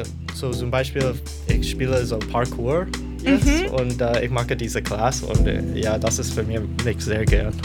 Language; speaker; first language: German; non-native, learner; English